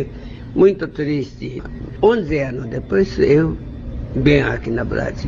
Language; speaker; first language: Portuguese; non-native, learner; Japanese